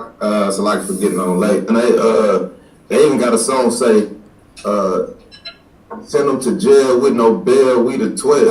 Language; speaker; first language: English; native; English